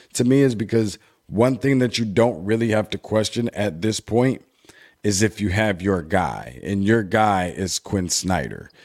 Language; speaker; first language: English; native; English